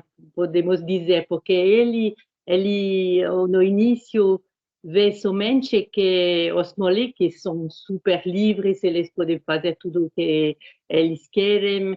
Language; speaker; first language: Portuguese; non-native, fluent; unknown